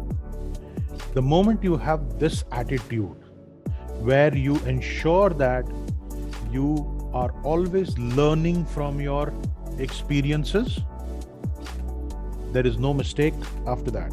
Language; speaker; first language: English; non-native, local second language; Hindi